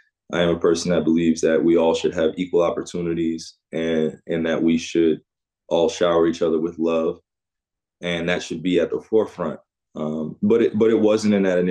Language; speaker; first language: English; native; English